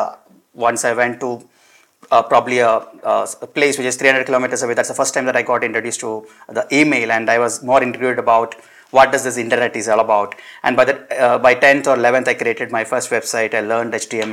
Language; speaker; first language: English; non-native, local second language; Malayalam